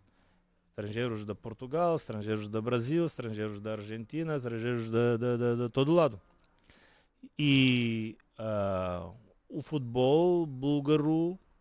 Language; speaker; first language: Portuguese; non-native, fluent; Bulgarian